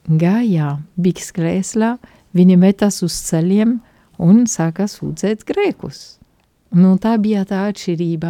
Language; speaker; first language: Latvian; non-native, fluent; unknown